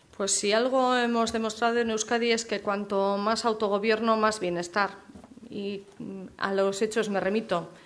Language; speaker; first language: Spanish; native; Spanish